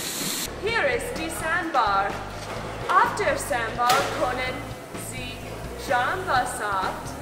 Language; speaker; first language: German; non-native, learner; English